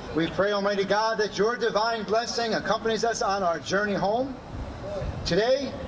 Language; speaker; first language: English; native; English